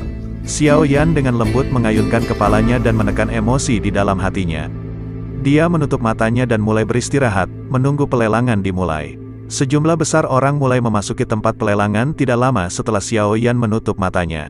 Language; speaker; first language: Indonesian; native; Indonesian